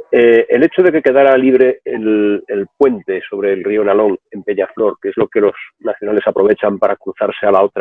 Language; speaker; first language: Spanish; native; Spanish